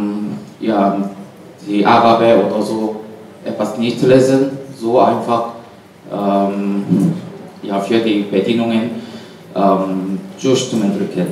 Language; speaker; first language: German; non-native, learner; Korean